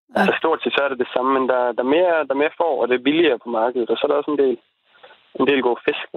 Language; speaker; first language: Danish; native; Danish